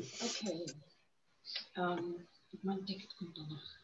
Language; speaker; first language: German; non-native, fluent; Polish